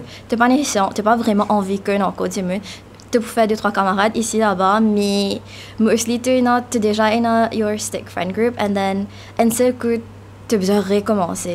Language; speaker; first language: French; non-native, local second language; Morisyen